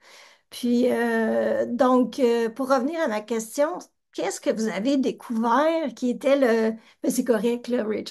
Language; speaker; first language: French; native; French